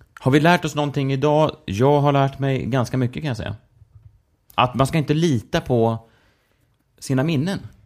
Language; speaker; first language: Swedish; native; Swedish